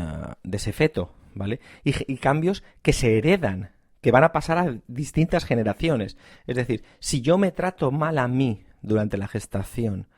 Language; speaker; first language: Spanish; native; Spanish